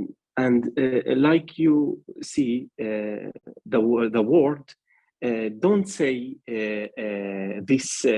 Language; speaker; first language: English; non-native, learner; Arabic